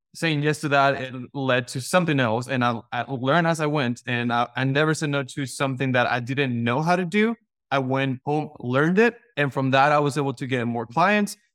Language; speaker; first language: English; non-native, fluent; Spanish